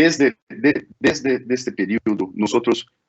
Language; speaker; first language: Spanish; non-native, fluent; Portuguese